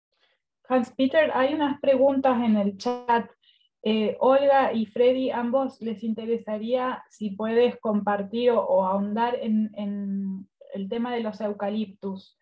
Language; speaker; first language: Spanish; native; Spanish